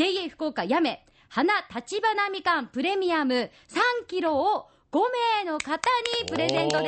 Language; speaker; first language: Japanese; native; Japanese